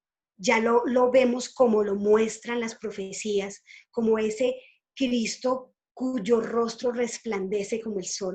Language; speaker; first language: Spanish; native; Spanish